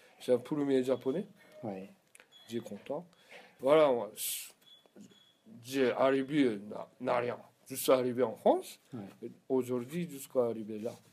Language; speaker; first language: French; non-native, learner; Japanese